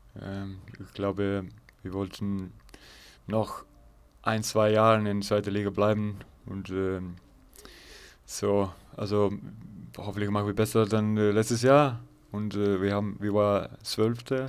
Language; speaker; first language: German; non-native, fluent; Icelandic